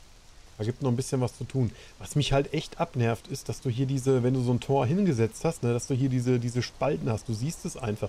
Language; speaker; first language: German; native; German